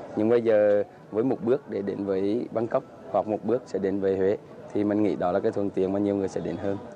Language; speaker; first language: Vietnamese; native; Vietnamese